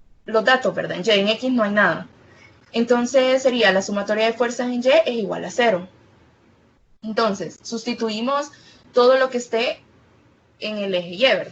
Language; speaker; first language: Spanish; native; Spanish